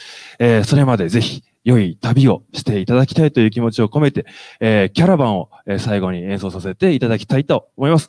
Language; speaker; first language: Japanese; native; Japanese